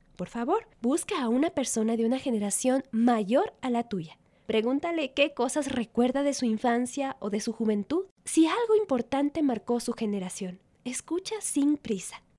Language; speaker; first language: Spanish; native; Spanish